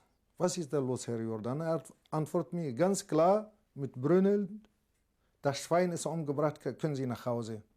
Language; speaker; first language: German; non-native, learner; Arabic